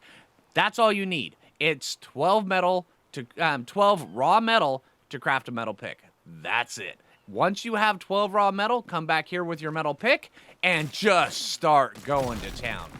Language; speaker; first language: English; native; English